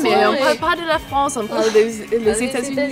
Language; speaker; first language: French; non-native, learner; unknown